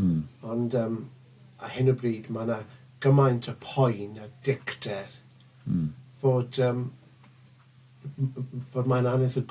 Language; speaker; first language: Welsh; non-native, local second language; English